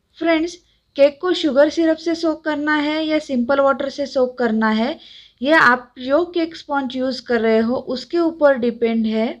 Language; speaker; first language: Hindi; non-native, local second language; Marathi